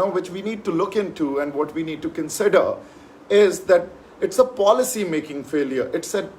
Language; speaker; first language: English; non-native, local second language; Punjabi